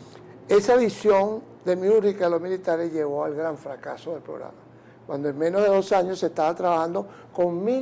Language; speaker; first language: Spanish; native; Spanish